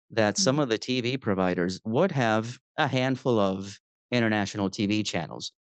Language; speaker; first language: English; non-native, fluent; Spanish